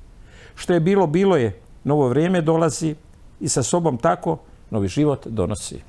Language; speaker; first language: Croatian; native; Croatian